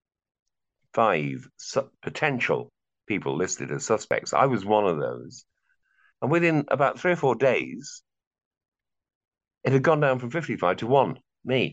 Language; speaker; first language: English; native; English